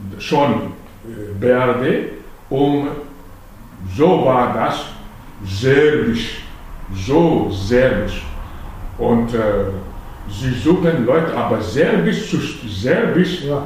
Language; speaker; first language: German; non-native, fluent; Malagasy